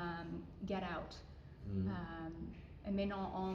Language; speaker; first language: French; non-native, fluent; English